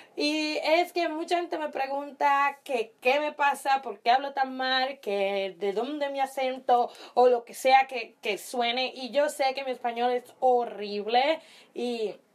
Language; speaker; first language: Spanish; early bilingual, heritage; Spanish